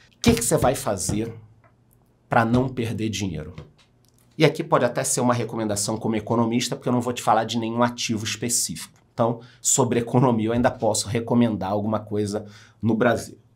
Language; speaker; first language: Portuguese; native; Portuguese